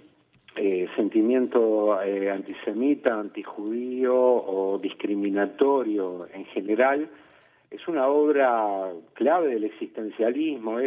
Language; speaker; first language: Spanish; native; Spanish